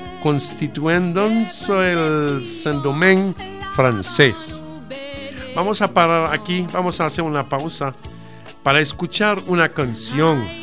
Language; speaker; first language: Spanish; non-native, fluent; Haitian Creole